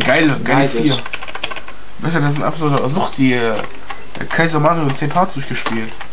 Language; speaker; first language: German; native; German